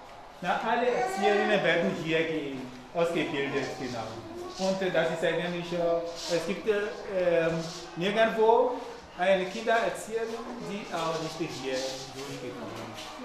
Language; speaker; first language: German; non-native, fluent; Ewe